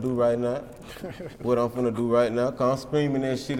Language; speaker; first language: English; native; English